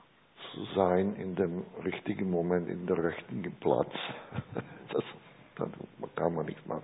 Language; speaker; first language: German; non-native, learner; Czech